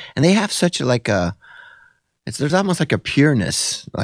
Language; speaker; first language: English; early bilingual, other home language; Italian